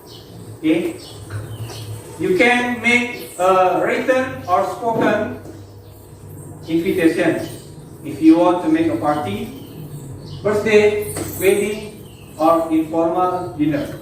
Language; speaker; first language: English; non-native, learner; Indonesian